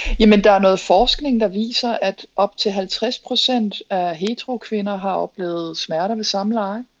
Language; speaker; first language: Danish; native; Danish